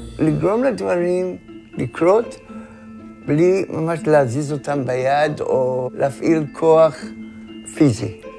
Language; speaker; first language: Hebrew; non-native, fluent; English